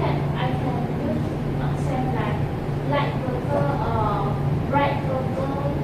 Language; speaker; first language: English; non-native, learner; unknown